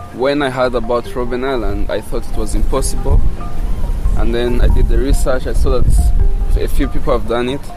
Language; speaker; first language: English; non-native, fluent; Kinyarwanda